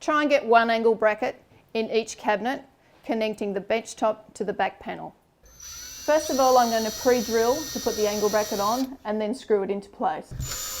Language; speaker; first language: English; native; English